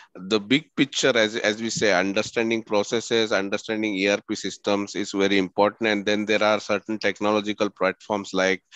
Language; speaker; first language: English; non-native, local second language; Marathi